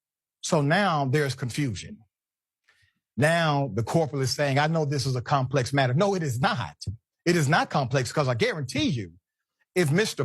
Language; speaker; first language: English; native; English